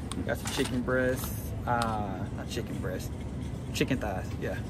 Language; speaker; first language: English; native; English